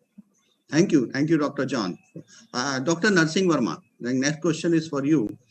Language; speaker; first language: English; non-native, local second language; Hindi